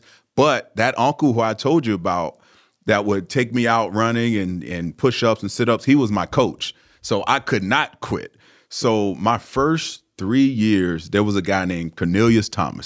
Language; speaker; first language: English; native; English